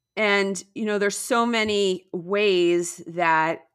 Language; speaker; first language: English; native; English